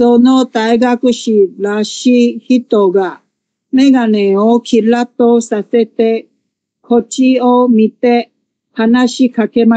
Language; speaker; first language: Japanese; non-native, learner; Chinese